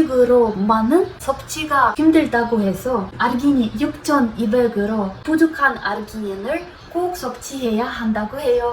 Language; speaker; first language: Korean; non-native, fluent; Ukrainian